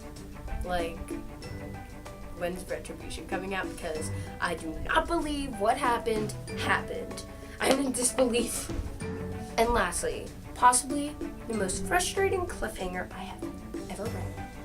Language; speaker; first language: English; native; English